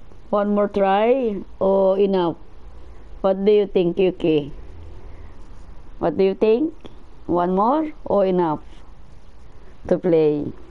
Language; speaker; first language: English; non-native, local second language; Filipino